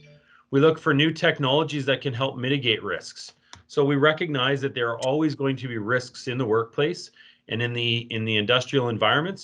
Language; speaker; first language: English; native; English